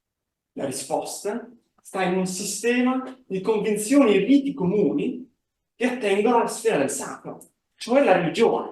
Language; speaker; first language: Italian; native; Italian